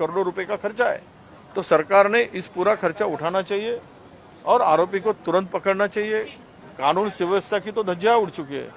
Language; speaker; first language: Hindi; non-native, local second language; Marathi